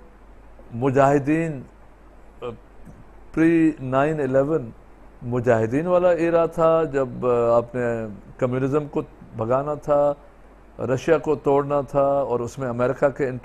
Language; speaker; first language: Urdu; non-native, local second language; Sindhi